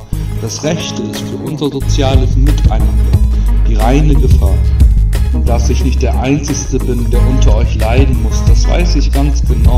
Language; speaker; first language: German; native; German